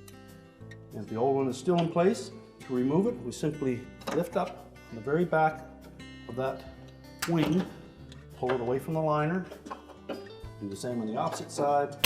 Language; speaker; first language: English; native; English